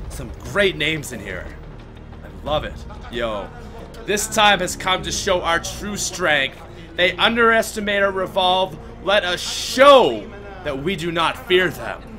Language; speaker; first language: English; native; English